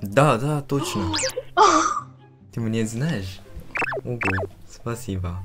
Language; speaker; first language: Russian; non-native, learner; Japanese